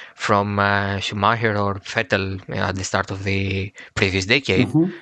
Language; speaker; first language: English; non-native, fluent; Greek